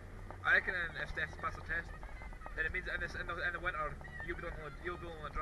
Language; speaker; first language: English; native; English